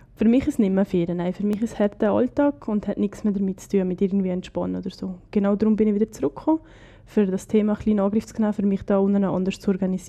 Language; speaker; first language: German; native; German